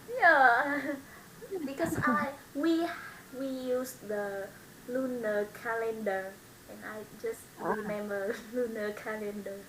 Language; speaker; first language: English; non-native, learner; Vietnamese